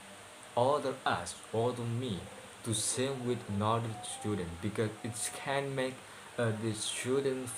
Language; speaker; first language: English; non-native, learner; Indonesian